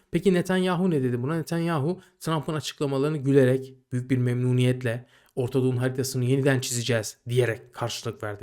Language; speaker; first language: Turkish; native; Turkish